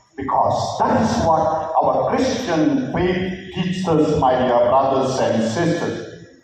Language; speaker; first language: English; non-native, local second language; Kannada